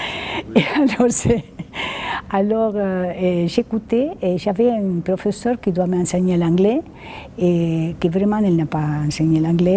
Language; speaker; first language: French; non-native, fluent; Spanish